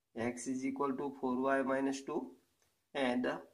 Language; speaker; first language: English; non-native, local second language; Gujarati